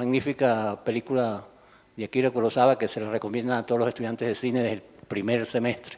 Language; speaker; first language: Spanish; native; Spanish